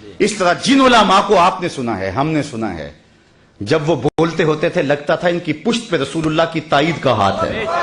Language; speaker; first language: Urdu; non-native, local second language; Punjabi